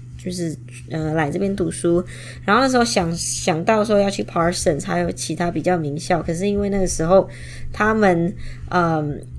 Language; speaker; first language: Chinese; non-native, fluent; Indonesian